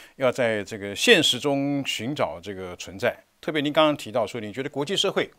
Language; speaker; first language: Chinese; native; Chinese